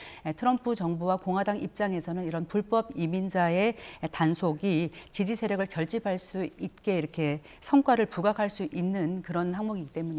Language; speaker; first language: Korean; native; Korean